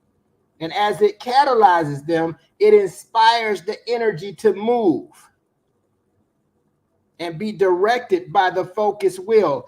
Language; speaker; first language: English; native; English